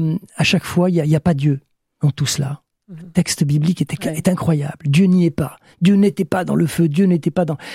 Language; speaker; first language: French; native; French